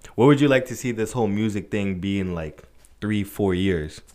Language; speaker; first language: English; native; English